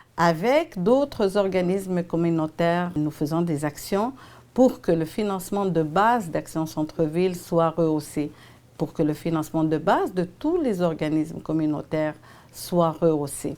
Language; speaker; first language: French; native; French